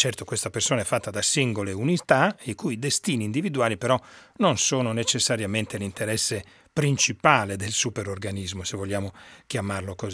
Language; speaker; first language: Italian; native; Italian